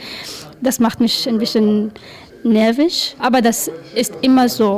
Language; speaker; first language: German; non-native, learner; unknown